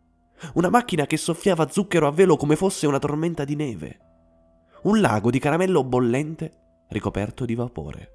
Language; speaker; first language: Italian; native; Italian